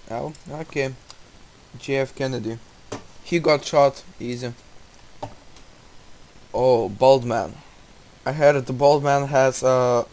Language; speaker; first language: English; non-native, learner; Russian